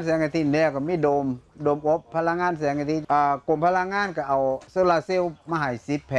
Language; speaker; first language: Thai; non-native, local second language; Northeastern Thai